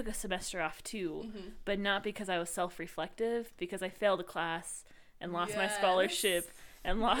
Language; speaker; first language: English; native; English